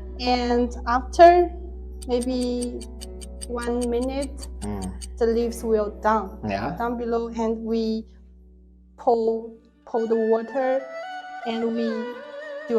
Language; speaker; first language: English; non-native, learner; Chinese